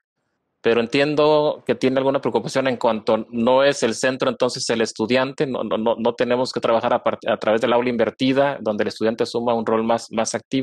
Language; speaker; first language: Spanish; native; Spanish